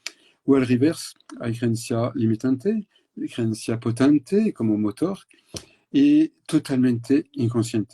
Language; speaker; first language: Spanish; non-native, fluent; French